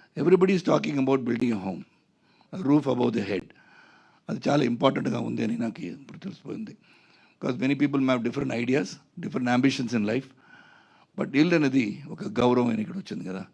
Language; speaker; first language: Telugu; non-native, local second language; Tamil